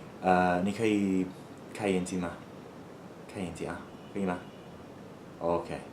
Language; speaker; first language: Chinese; non-native, fluent; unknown